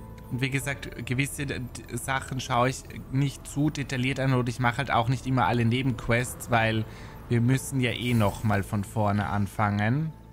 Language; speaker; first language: German; native; German